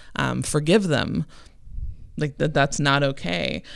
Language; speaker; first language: English; native; English